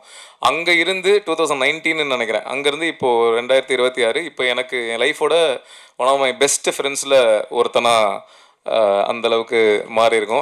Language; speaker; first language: Tamil; native; Tamil